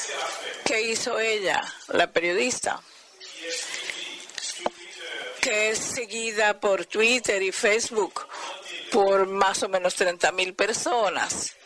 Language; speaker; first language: Spanish; non-native, fluent; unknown